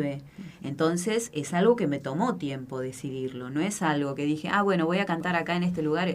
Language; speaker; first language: Spanish; native; Spanish